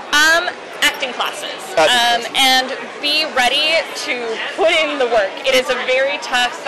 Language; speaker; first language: English; native; English